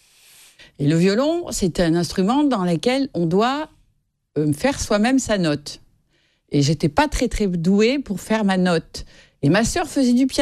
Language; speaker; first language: French; native; French